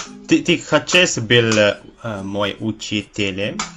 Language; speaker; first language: Russian; non-native, learner; Indonesian